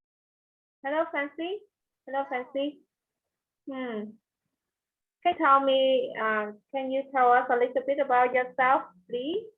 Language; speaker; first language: English; non-native, learner; Vietnamese